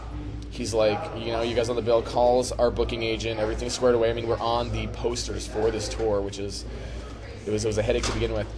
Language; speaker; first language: English; native; English